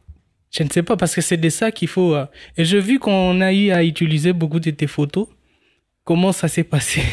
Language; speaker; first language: French; non-native, local second language; Swahili